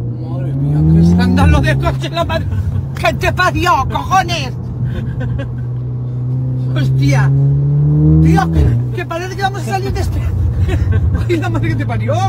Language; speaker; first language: Spanish; native; Spanish